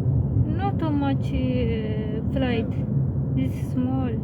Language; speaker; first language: English; non-native, learner; Amharic